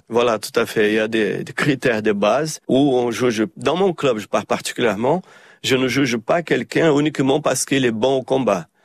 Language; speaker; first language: French; early bilingual, heritage; Portuguese